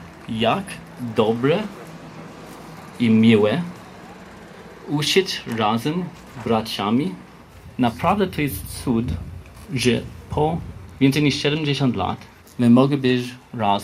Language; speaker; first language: Polish; non-native, learner; Hebrew